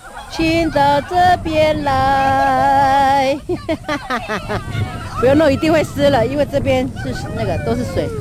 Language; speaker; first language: Chinese; native; Chinese